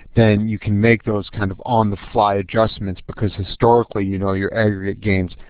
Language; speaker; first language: English; native; English